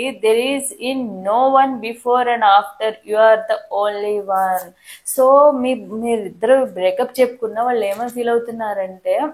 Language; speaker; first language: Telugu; native; Telugu